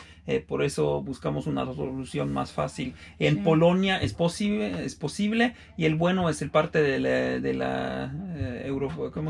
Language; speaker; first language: Spanish; non-native, fluent; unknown